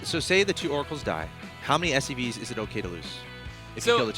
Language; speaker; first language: English; native; English